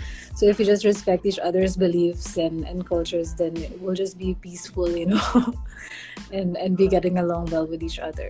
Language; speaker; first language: English; non-native, local second language; Filipino